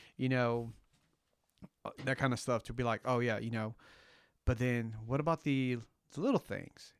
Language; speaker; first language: English; early bilingual, other home language; Spanish